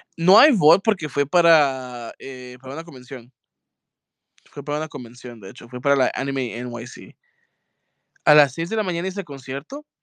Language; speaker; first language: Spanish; native; Spanish